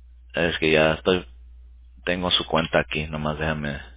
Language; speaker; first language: Spanish; early bilingual, heritage; English